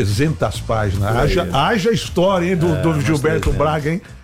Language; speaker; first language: Portuguese; native; Portuguese